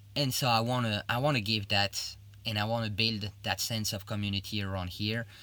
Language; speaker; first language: English; non-native, fluent; French